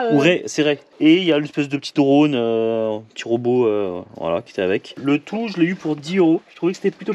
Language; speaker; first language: French; native; French